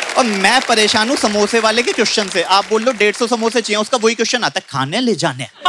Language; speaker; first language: Hindi; native; Hindi